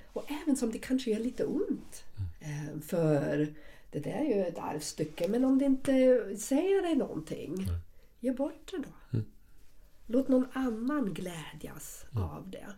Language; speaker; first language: Swedish; non-native, fluent; German